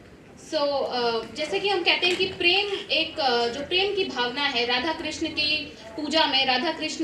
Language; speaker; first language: Hindi; native; Hindi